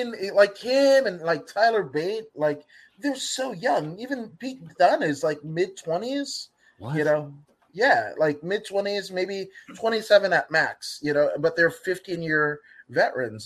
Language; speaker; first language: English; native; English